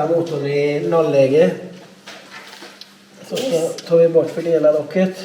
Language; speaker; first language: Swedish; native; Swedish